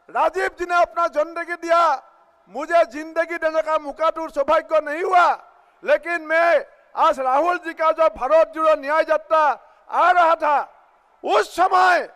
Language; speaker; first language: Hindi; non-native, local second language; Assamese